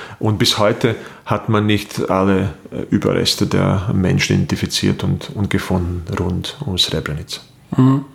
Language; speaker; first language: German; non-native, fluent; Bosnian